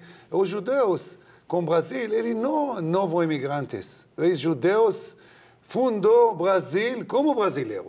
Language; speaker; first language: Portuguese; non-native, learner; Hebrew